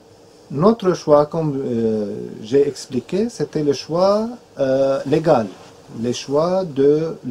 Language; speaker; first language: French; non-native, fluent; Arabic